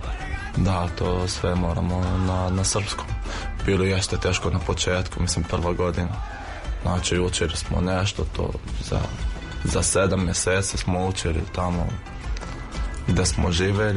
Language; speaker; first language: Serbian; non-native, fluent; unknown